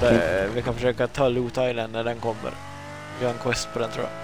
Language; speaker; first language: Swedish; native; Swedish